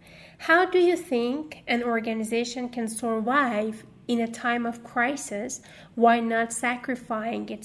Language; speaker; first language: English; non-native, fluent; Persian